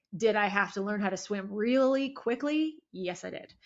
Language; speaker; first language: English; native; English